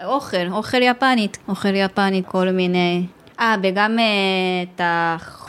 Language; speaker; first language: Hebrew; non-native, learner; Japanese